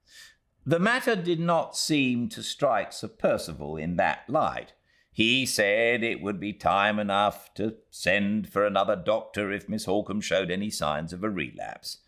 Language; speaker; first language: English; native; English